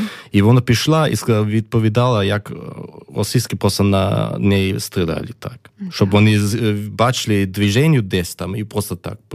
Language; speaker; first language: Ukrainian; non-native, learner; German